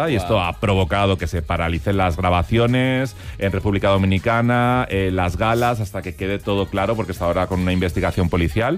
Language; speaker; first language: Spanish; native; Spanish